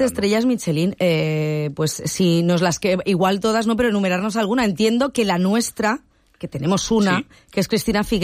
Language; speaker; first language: Spanish; native; Spanish